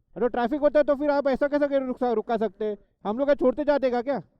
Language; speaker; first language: Hindi; non-native, local second language; Marathi